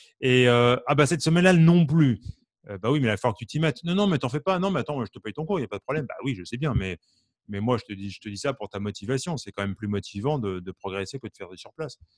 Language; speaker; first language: French; native; French